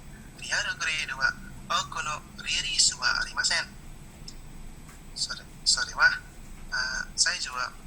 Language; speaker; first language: Japanese; non-native, learner; Indonesian